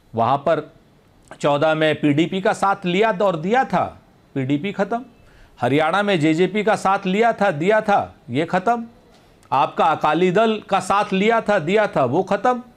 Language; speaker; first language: Hindi; native; Hindi